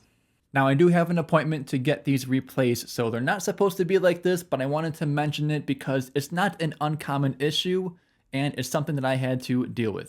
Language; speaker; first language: English; native; English